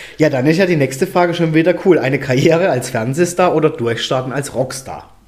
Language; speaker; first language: German; native; German